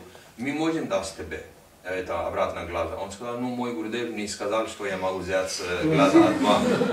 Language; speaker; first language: Russian; non-native, learner; Hindi